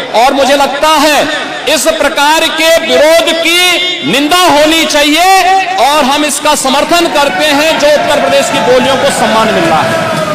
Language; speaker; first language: Hindi; native; Hindi